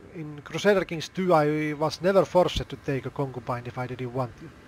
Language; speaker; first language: English; non-native, fluent; Finnish